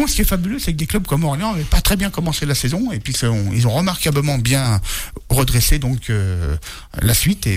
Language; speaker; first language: French; native; French